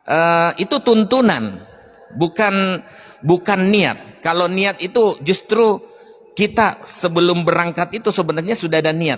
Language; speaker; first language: Indonesian; native; Indonesian